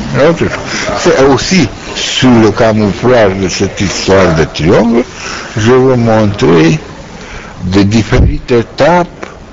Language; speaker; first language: French; non-native, learner; Romanian